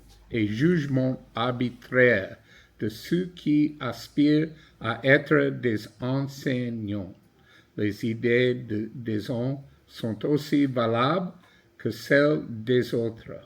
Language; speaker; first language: French; non-native, learner; English